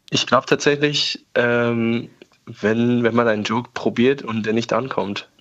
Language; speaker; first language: German; non-native, fluent; Persian